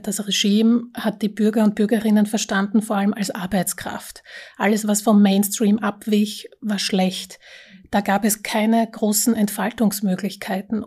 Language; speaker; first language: German; early bilingual, other home language; Slovak